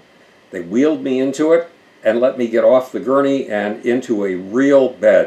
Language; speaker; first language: English; native; English